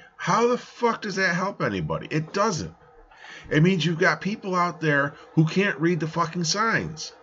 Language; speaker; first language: English; early bilingual, other home language; Italian